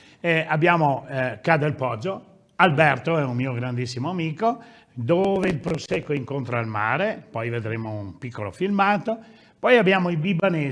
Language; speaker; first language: Italian; native; Italian